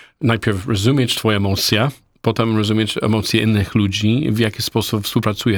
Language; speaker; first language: Polish; non-native, learner; English